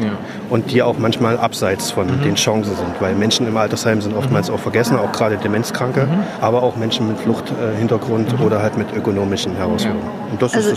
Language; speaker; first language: German; native; German